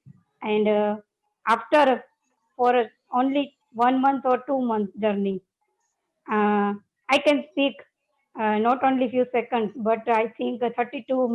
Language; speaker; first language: English; non-native, learner; Gujarati